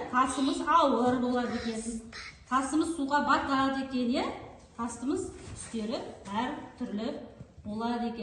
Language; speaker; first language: Kazakh; native; Kazakh